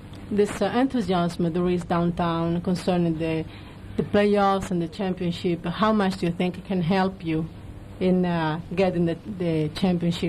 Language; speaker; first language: English; non-native, fluent; Italian